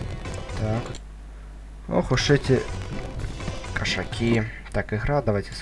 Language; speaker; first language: Russian; native; Russian